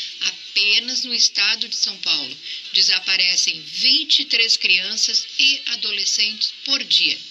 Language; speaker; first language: Portuguese; native; Portuguese